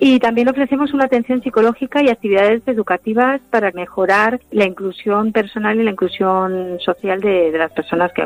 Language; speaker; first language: Spanish; native; Spanish